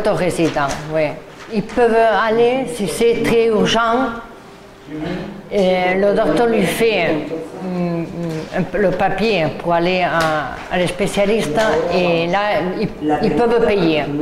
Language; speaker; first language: French; non-native, learner; Spanish